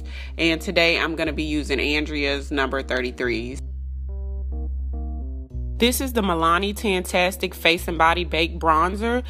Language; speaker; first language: English; native; English